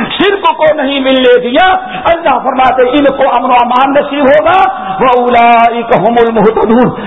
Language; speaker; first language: Urdu; native; Urdu